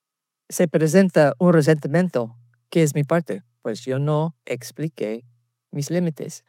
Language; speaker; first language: Spanish; early bilingual, heritage; Spanish